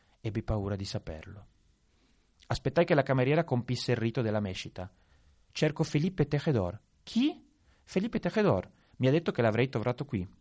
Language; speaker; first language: Italian; native; Italian